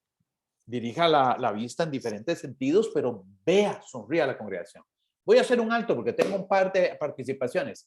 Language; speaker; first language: Spanish; native; Spanish